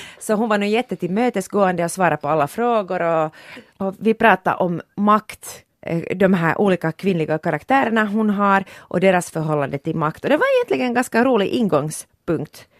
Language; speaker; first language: Swedish; native; Swedish